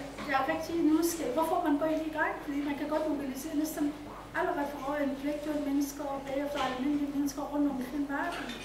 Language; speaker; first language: Danish; non-native, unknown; Persian